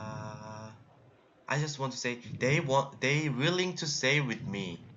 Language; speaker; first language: English; non-native, learner; Korean